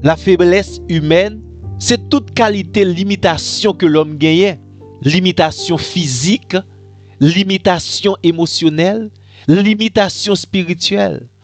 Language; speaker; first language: French; non-native, local second language; Haitian Creole